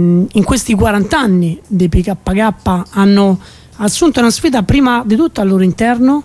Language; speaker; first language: Italian; native; Italian